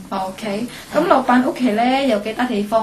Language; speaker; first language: Cantonese; native; Cantonese